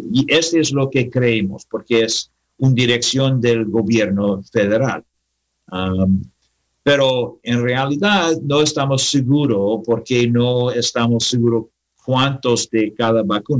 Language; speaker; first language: Spanish; non-native, learner; English